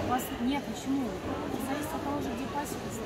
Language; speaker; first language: Russian; native; Russian